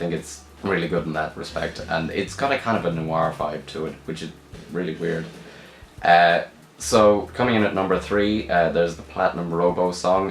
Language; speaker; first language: English; native; English